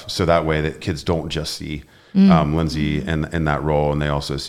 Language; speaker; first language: English; native; English